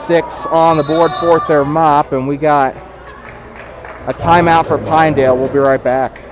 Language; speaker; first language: English; native; English